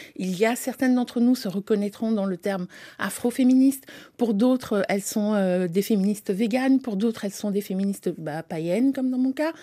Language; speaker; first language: French; native; French